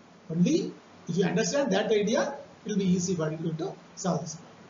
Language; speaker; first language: English; non-native, local second language; Tamil